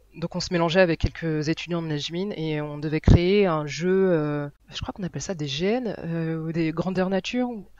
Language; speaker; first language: French; native; French